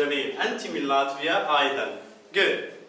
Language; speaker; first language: Arabic; non-native, fluent; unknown